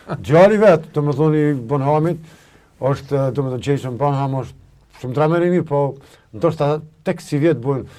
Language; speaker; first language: Albanian; native; Albanian